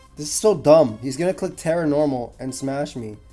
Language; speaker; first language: English; native; English